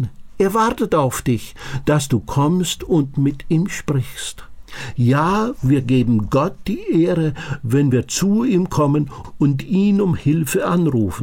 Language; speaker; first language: German; native; German